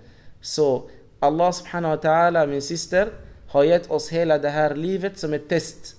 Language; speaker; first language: Swedish; non-native, fluent; Arabic